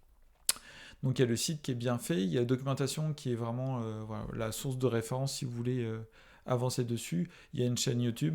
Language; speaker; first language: French; native; French